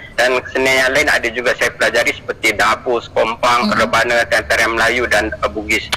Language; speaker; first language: Malay; native; Malay